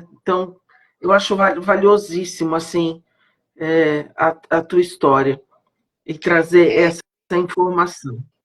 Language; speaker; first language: Portuguese; native; Portuguese